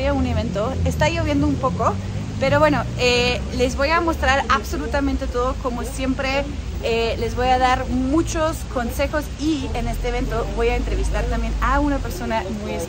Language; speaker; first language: Spanish; non-native, fluent; German